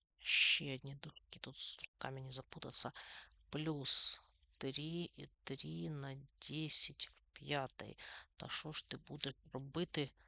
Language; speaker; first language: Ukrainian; non-native, local second language; Russian